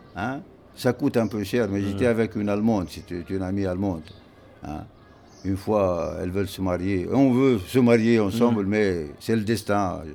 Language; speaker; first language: French; non-native, local second language; Arabic